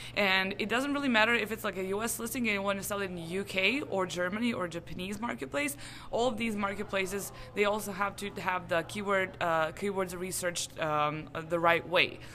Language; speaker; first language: English; non-native, fluent; Serbian